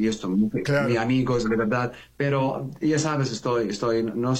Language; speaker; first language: Spanish; non-native, learner; Arabic